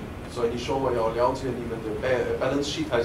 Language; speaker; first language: Chinese; non-native, fluent; German